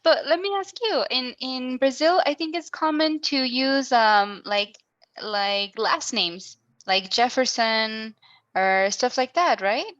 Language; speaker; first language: English; non-native, fluent; Spanish